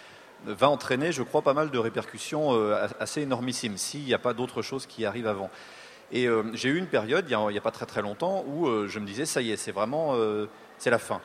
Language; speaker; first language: French; native; French